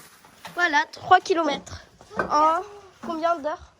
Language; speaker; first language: French; early bilingual, heritage; French